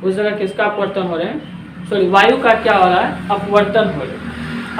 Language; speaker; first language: Hindi; native; Hindi